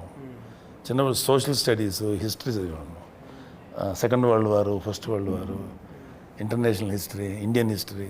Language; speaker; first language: Telugu; native; Telugu